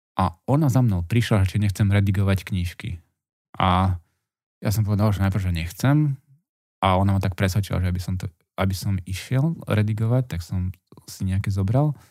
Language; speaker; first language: Slovak; native; Slovak